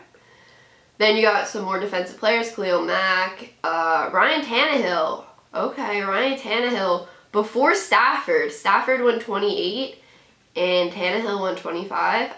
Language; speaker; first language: English; native; English